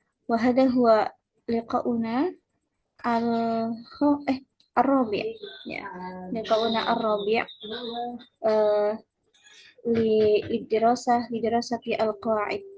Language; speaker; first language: Arabic; non-native, learner; Indonesian